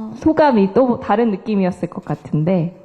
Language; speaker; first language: Korean; native; Korean